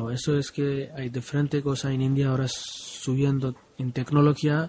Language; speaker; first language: Spanish; non-native, learner; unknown